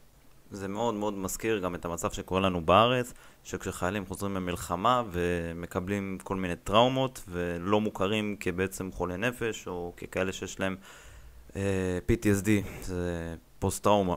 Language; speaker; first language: Hebrew; native; Hebrew